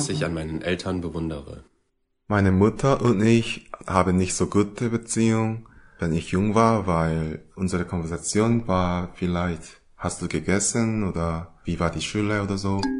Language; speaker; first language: German; non-native, learner; Korean